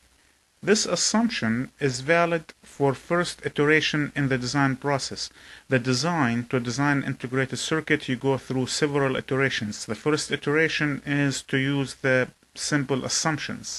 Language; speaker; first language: English; non-native, fluent; Arabic